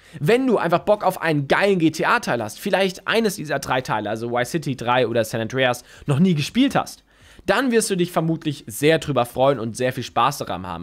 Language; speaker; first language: German; native; German